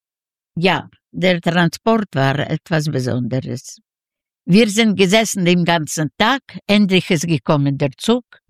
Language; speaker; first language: German; non-native, learner; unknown